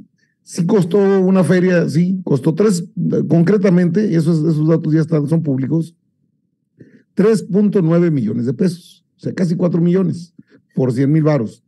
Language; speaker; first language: Spanish; native; Spanish